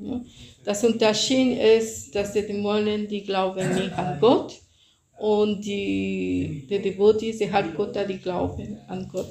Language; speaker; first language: German; non-native, fluent; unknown